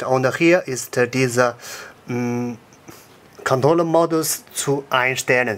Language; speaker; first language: German; non-native, learner; Chinese